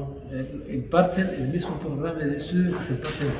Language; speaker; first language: Spanish; non-native, local second language; Arabic